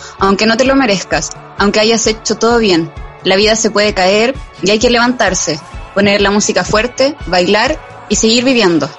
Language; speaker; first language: Spanish; native; Spanish